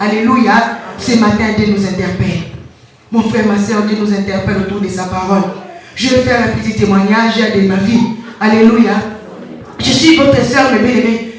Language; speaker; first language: French; non-native, local second language; Lingala